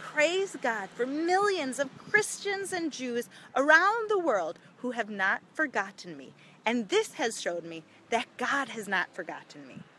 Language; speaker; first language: English; native; English